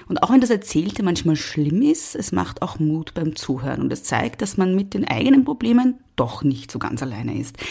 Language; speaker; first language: German; native; German